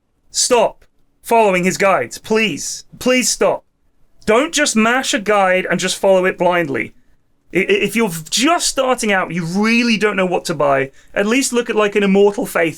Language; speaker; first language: English; native; English